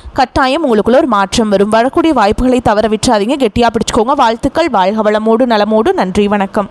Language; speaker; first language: Tamil; native; Tamil